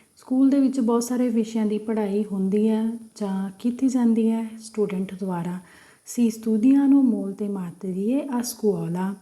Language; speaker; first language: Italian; non-native, fluent; Punjabi